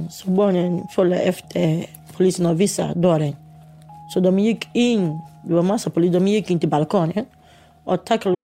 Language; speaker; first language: Swedish; non-native, learner; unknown